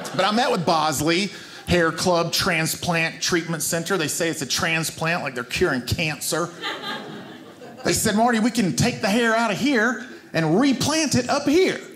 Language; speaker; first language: English; native; English